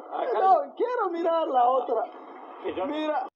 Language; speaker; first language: Spanish; non-native, learner; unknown